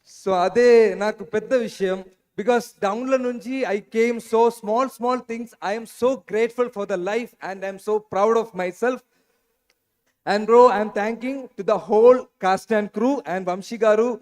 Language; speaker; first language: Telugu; non-native, learner; Malayalam